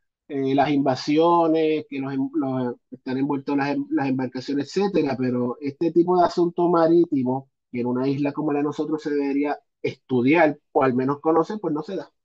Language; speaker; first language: Spanish; native; Spanish